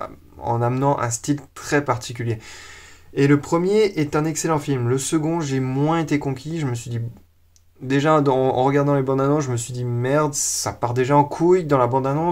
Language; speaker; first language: French; native; French